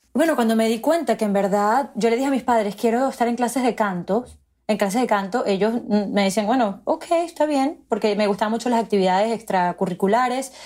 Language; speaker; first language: Spanish; native; Spanish